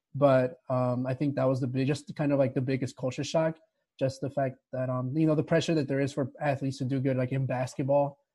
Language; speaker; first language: English; early bilingual, other home language; Spanish